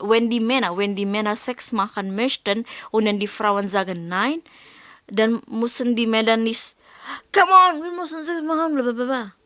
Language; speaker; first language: German; non-native, learner; Indonesian